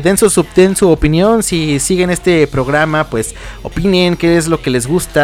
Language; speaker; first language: Spanish; native; Spanish